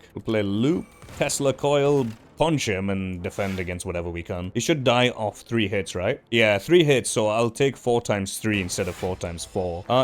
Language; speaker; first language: English; native; English